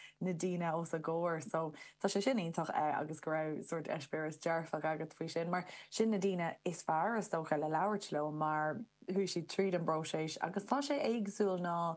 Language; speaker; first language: Irish; non-native, local second language; English